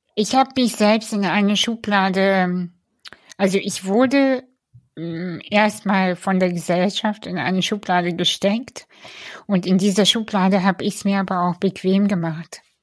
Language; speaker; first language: German; early bilingual, other home language; Russian